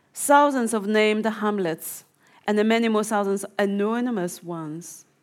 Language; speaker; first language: English; non-native, fluent; Chinese